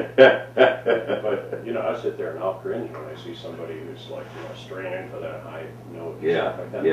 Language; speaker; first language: English; native; English